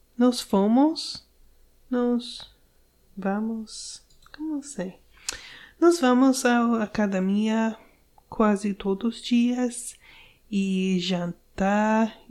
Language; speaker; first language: Portuguese; non-native, learner; English